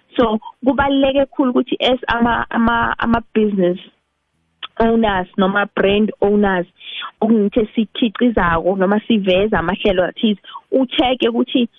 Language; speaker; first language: Zulu; non-native, local second language; South Ndebele